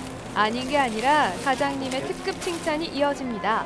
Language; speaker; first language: Korean; native; Korean